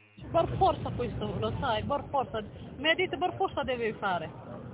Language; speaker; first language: Italian; non-native, learner; Tigrinya